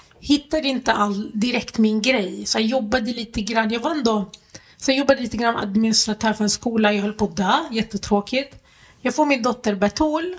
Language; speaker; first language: Swedish; early bilingual, other home language; Arabic